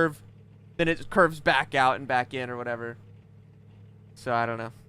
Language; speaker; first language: English; native; English